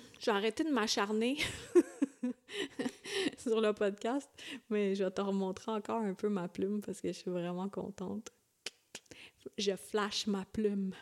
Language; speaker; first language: French; native; French